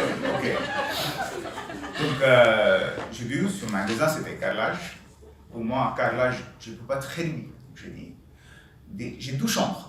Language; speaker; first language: French; non-native, learner; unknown